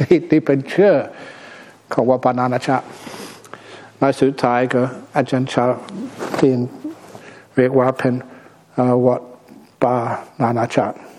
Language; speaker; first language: Thai; non-native, fluent; English